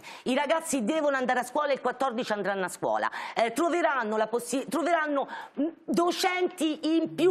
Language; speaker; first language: Italian; native; Italian